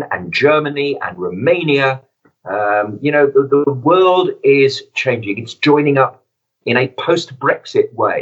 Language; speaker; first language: English; native; English